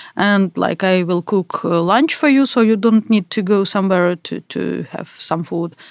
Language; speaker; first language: English; non-native, fluent; Russian